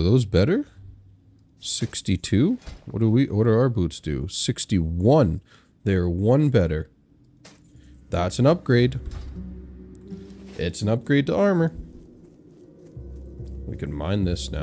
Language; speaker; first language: English; native; English